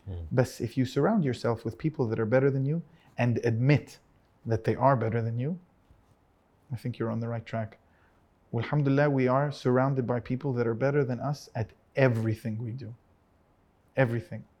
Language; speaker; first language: English; early bilingual, other home language; Arabic